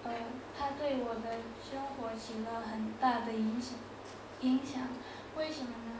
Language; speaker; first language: Chinese; non-native, learner; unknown